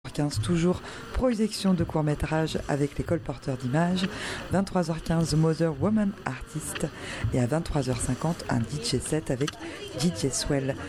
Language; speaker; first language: French; native; French